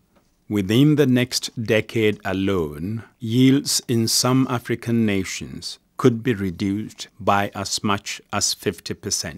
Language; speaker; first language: English; non-native, local second language; Akan